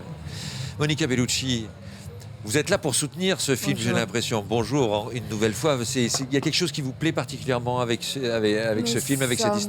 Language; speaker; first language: French; native; French